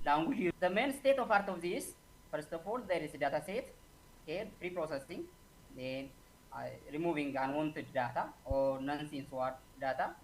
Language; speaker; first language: English; non-native, local second language; Amharic